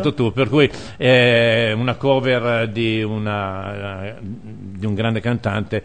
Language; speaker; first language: Italian; native; Italian